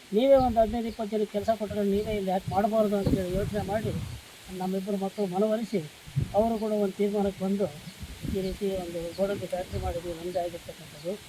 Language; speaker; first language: Kannada; native; Kannada